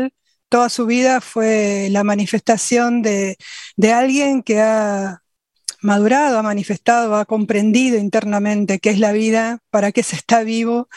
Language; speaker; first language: Spanish; native; Spanish